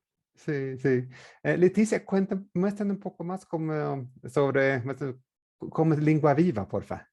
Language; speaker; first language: Spanish; non-native, fluent; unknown